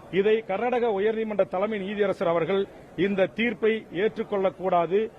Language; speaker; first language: Tamil; native; Tamil